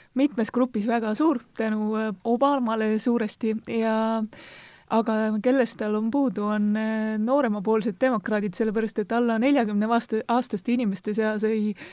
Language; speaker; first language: Estonian; native; Estonian